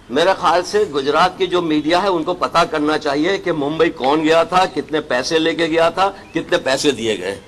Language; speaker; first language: Hindi; non-native, local second language; Gujarati